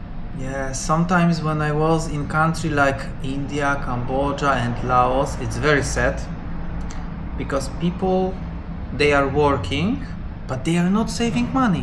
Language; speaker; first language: English; non-native, learner; Polish